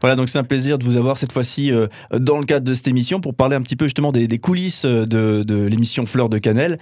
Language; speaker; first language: French; native; French